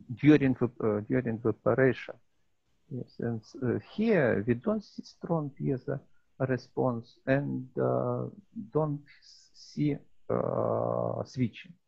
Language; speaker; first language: English; non-native, learner; Russian